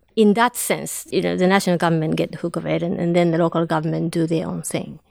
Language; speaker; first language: English; non-native, fluent; Japanese